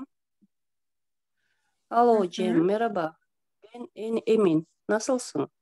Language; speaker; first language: Turkish; non-native, learner; Kyrgyz